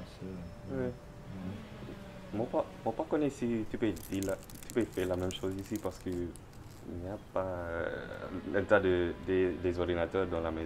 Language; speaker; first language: French; non-native, learner; English